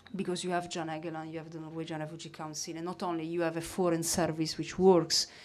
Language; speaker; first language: English; non-native, fluent; Italian